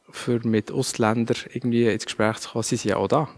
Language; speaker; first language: German; native; German